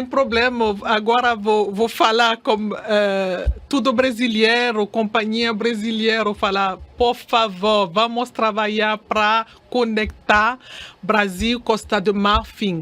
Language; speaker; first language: Portuguese; non-native, learner; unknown